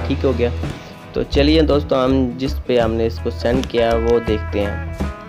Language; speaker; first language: Urdu; non-native, local second language; Punjabi